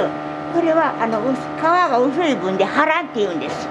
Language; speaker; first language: Japanese; native; Japanese